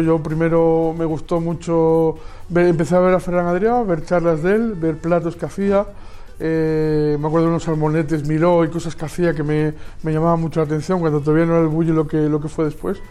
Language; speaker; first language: Spanish; native; Spanish